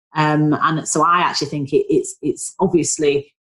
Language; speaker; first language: English; native; English